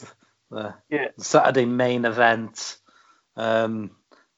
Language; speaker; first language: English; native; English